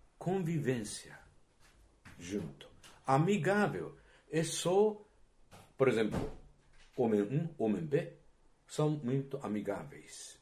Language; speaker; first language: Portuguese; non-native, fluent; Japanese